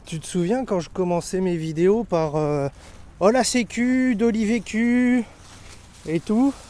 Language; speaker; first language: French; native; French